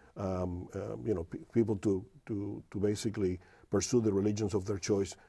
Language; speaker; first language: English; non-native, fluent; Spanish